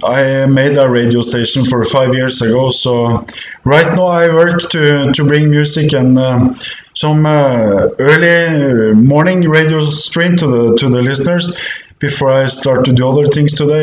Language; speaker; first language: English; non-native, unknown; Norwegian